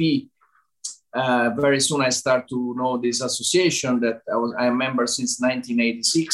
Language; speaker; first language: English; non-native, fluent; Italian